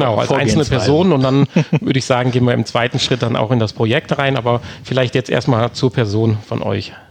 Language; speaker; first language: German; native; German